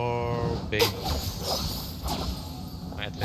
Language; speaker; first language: English; non-native, learner; Indonesian